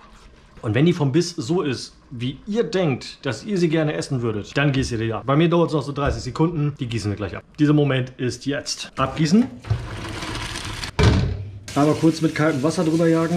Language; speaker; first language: German; native; German